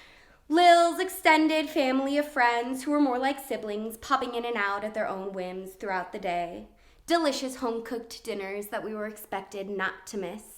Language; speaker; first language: English; native; English